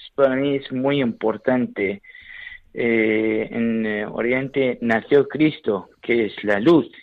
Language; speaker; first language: Spanish; non-native, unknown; Syriac